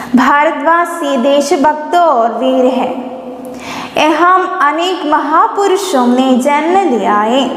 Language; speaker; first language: Hindi; non-native, local second language; Malayalam